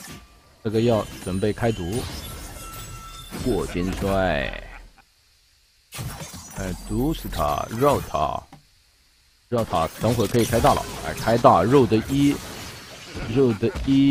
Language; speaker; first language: Chinese; native; Chinese